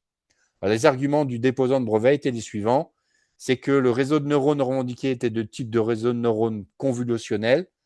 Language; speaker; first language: French; native; French